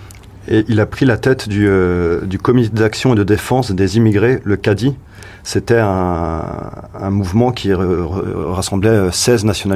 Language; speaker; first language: French; native; French